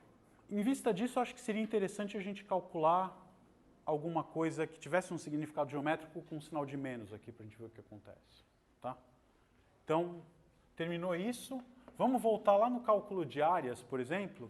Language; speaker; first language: Portuguese; native; Portuguese